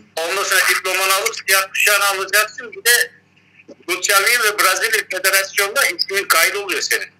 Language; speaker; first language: Turkish; early bilingual, heritage; Turkish